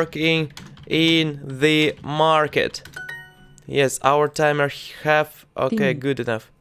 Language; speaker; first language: English; non-native, learner; Russian